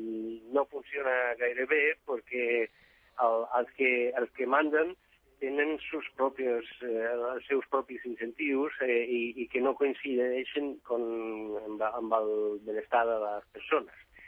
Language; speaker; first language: Catalan; non-native, fluent; Italian